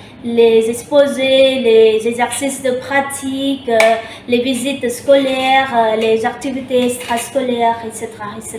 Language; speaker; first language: French; non-native, local second language; Khmer